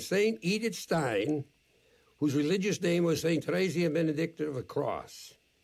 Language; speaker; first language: English; native; English